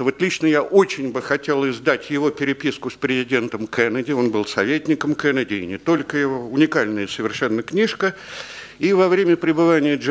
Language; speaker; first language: Russian; native; Russian